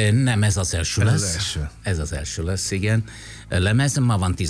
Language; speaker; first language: Hungarian; non-native, fluent; Italian